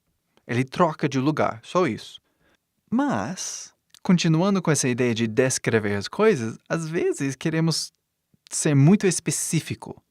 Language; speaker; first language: Portuguese; non-native, fluent; English